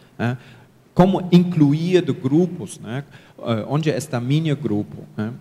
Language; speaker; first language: Portuguese; non-native, learner; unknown